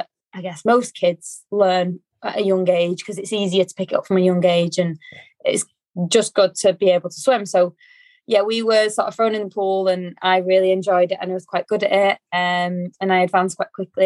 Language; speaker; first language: English; native; English